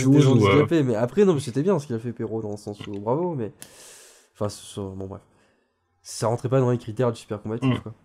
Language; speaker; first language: French; native; French